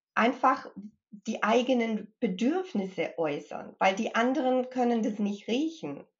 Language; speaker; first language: German; early bilingual, other home language; English